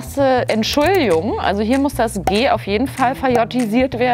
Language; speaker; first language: German; native; German